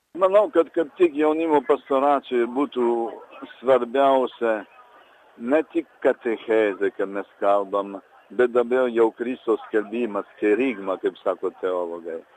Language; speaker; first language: Lithuanian; early bilingual, heritage; Lithuanian